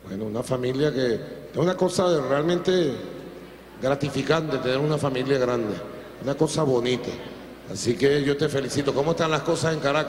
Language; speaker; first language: Spanish; native; Spanish